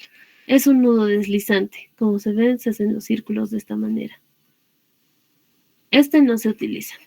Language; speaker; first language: Spanish; native; Spanish